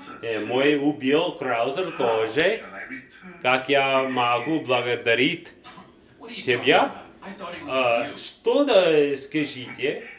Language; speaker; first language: Russian; non-native, learner; English